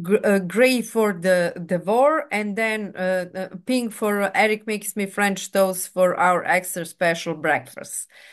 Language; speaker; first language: English; non-native, fluent; Serbian